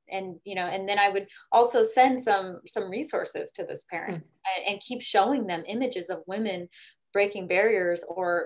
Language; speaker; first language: English; native; English